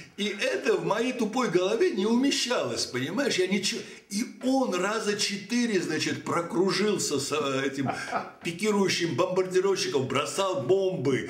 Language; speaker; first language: Russian; non-native, local second language; Georgian